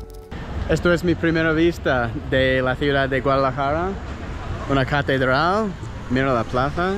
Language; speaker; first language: Spanish; non-native, fluent; English